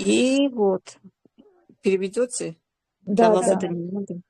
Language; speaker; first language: Russian; non-native, local second language; Azerbaijani